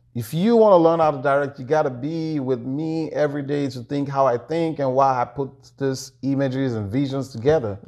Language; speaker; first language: English; non-native, local second language; Igbo